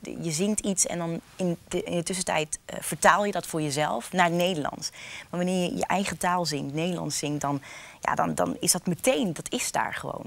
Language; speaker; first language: Dutch; native; Dutch